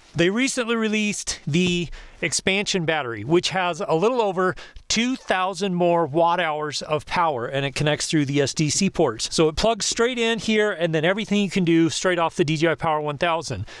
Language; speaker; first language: English; native; English